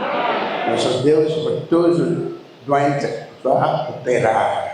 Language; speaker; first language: Portuguese; non-native, learner; Lingala